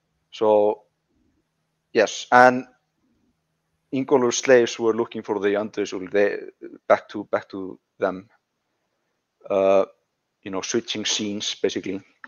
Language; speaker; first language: English; non-native, fluent; Icelandic